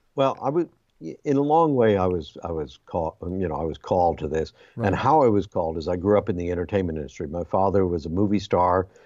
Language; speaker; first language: English; native; English